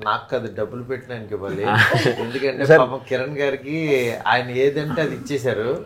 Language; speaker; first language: Telugu; native; Telugu